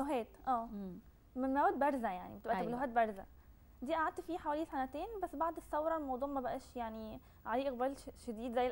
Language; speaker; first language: Arabic; native; Arabic